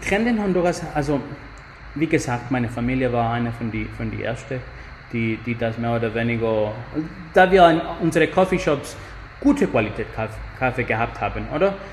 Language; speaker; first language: German; non-native, fluent; Spanish